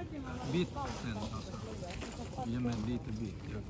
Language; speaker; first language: Swedish; early bilingual, other home language; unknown